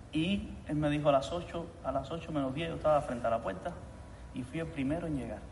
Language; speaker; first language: Spanish; native; Spanish